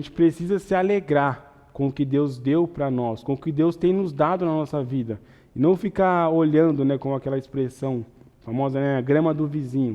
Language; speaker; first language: Portuguese; native; Portuguese